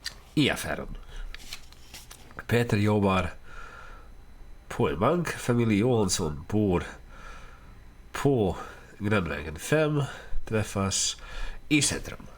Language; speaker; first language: Swedish; non-native, learner; Dutch